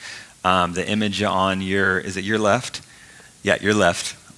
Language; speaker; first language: English; native; English